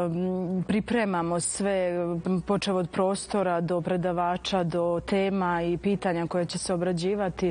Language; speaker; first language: Serbian; native; Serbian